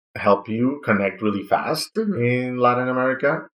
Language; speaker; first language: English; non-native, fluent; Spanish